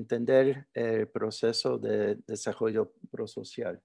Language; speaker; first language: Spanish; early bilingual, heritage; Spanish